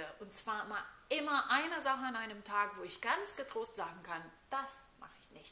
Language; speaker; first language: German; native; German